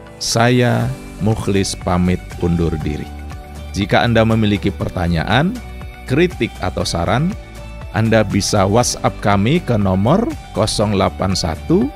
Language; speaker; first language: Indonesian; native; Indonesian